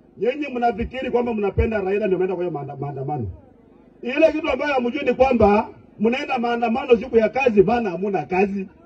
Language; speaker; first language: Swahili; non-native, local second language; Luyia